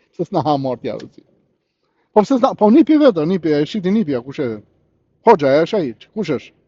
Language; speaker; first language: Albanian; early bilingual, heritage; Albanian